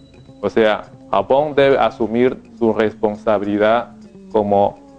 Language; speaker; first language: Spanish; non-native, fluent; Chinese